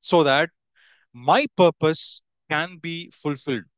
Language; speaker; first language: English; non-native, local second language; Tamil